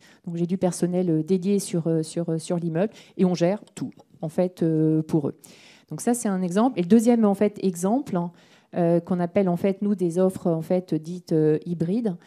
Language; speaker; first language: French; native; French